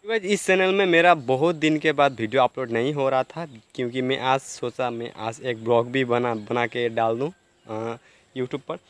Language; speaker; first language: Hindi; non-native, local second language; Nepali